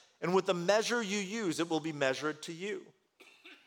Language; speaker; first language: English; early bilingual, other home language; Korean